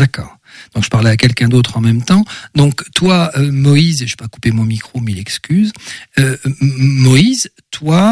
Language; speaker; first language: French; native; French